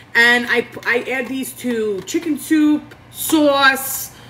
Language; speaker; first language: English; native; English